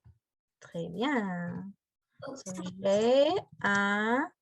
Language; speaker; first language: French; non-native, fluent; English